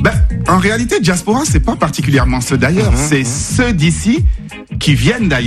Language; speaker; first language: French; native; French